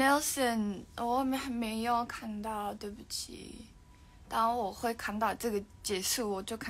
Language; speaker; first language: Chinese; non-native, learner; Mongolian